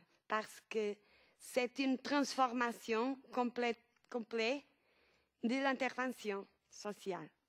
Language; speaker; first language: French; non-native, fluent; Portuguese